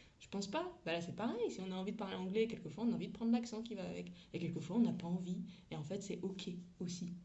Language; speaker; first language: French; native; French